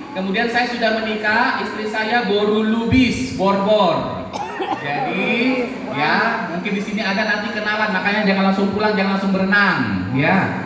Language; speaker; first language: Indonesian; native; Indonesian